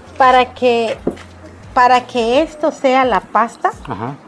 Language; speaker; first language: Spanish; native; Spanish